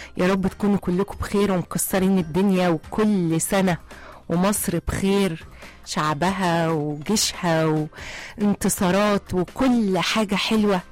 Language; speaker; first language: Arabic; native; Arabic